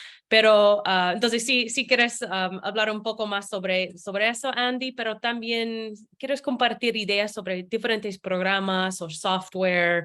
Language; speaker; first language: Spanish; non-native, fluent; English